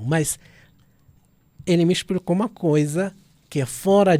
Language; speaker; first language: Portuguese; non-native, fluent; Arabic